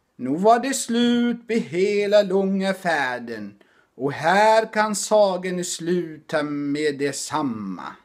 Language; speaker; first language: Swedish; non-native, fluent; Arabic